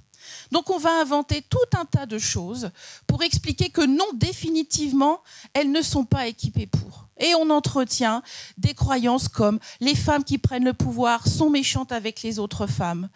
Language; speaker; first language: French; native; French